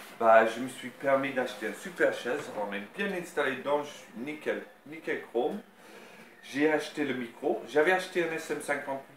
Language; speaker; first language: French; non-native, fluent; English